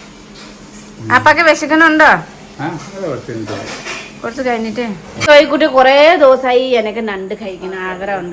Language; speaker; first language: Malayalam; non-native, fluent; Nepali